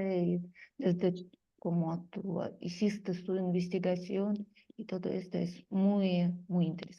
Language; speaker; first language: Spanish; non-native, fluent; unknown